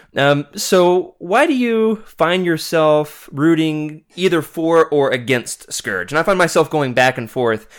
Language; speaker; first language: English; native; English